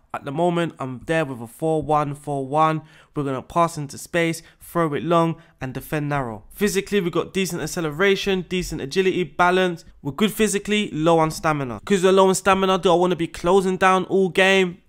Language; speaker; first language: English; native; English